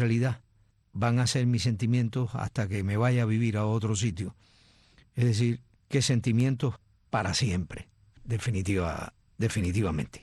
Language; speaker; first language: Spanish; native; Spanish